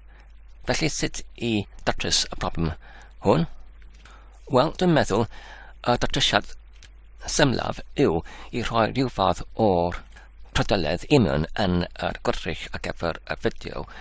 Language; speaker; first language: Welsh; non-native, learner; English